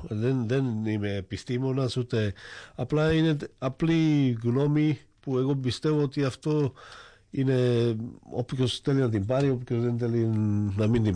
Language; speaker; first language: Greek; non-native, fluent; Slovak